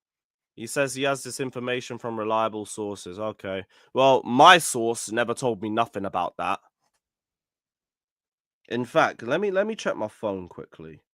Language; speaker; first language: English; native; English